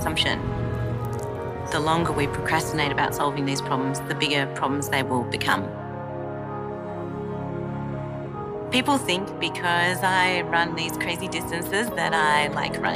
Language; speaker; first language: English; native; English